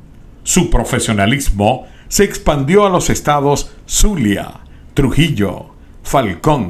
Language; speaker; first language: Spanish; native; Spanish